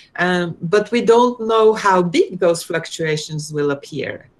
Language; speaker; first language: English; non-native, fluent; Norwegian